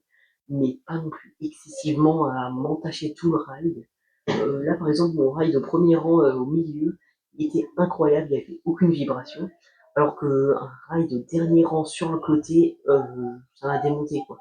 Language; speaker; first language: French; native; French